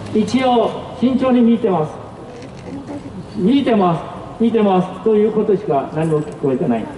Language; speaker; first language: Japanese; non-native, fluent; Burmese